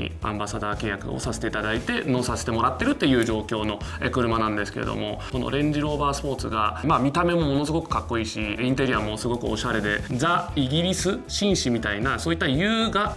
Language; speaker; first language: Japanese; native; Japanese